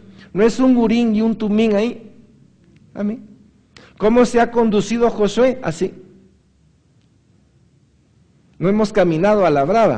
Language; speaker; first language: Spanish; native; Spanish